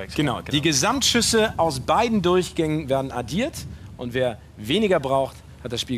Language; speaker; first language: German; native; German